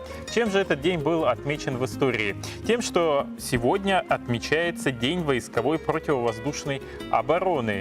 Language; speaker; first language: Russian; native; Russian